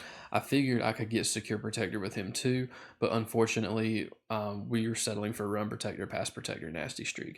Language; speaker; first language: English; native; English